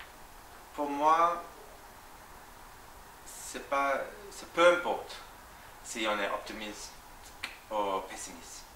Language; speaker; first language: French; non-native, fluent; English